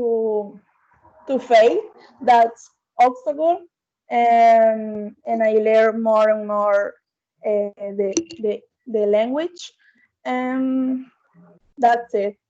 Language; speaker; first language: English; non-native, learner; Spanish